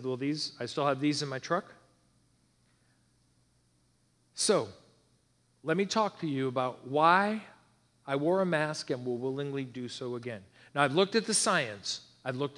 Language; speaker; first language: English; native; English